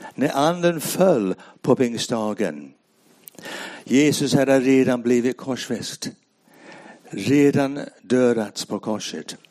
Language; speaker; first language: Swedish; non-native, fluent; English